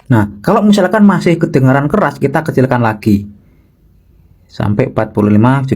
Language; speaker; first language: Indonesian; native; Indonesian